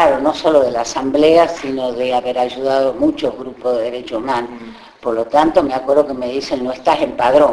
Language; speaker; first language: Spanish; native; Spanish